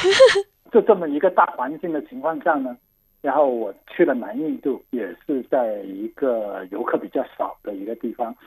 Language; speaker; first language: Chinese; non-native, local second language; Cantonese